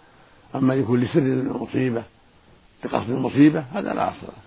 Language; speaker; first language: Arabic; native; Arabic